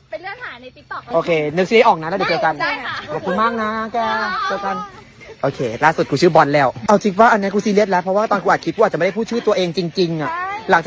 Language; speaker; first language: Thai; native; Thai